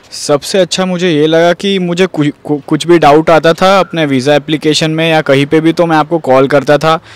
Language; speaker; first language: Hindi; non-native, local second language; Gujarati